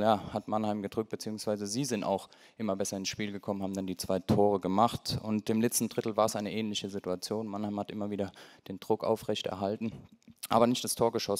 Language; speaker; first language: German; native; German